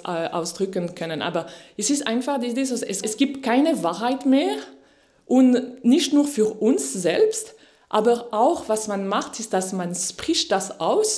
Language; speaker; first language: German; non-native, fluent; French